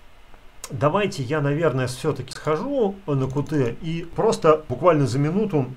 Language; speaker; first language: Russian; native; Russian